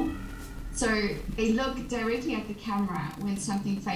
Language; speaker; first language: English; native; English